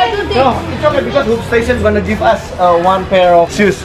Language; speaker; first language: English; non-native, fluent; Indonesian